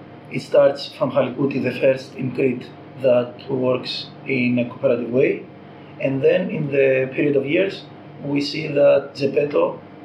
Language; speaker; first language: English; non-native, fluent; Greek